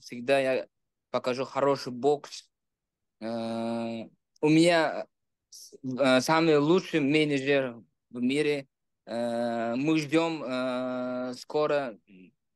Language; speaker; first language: Russian; non-native, local second language; Uzbek